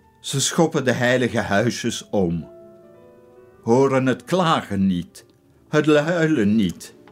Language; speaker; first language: Dutch; native; Dutch